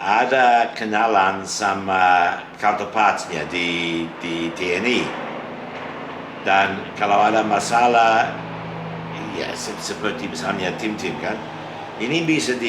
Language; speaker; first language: Indonesian; non-native, fluent; English